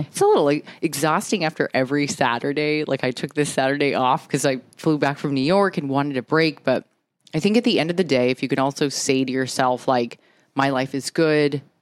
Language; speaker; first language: English; early bilingual, other home language; Japanese